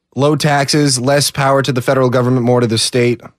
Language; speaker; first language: English; native; English